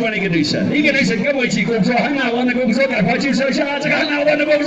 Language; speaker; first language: Chinese; non-native, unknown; English